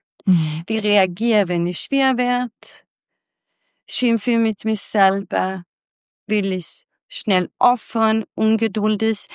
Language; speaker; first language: German; non-native, fluent; Swedish